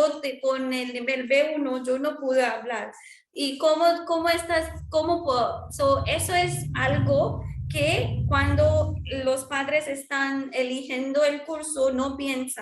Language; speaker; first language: Spanish; non-native, fluent; Marwari